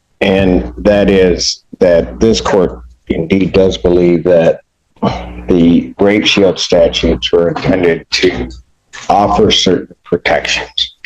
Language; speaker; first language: English; native; English